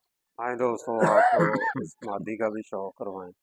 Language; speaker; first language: Hindi; non-native, local second language; Punjabi